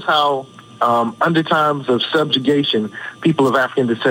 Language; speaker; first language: English; native; English